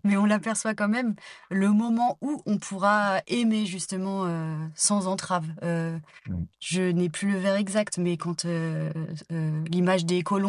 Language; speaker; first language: French; native; French